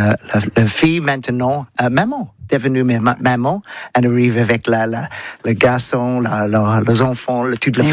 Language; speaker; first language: French; non-native, learner; English